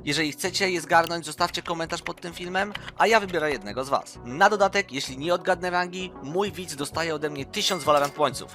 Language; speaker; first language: Polish; native; Polish